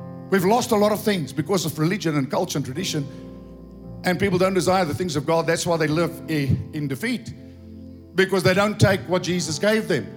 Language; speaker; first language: English; non-native, local second language; Afrikaans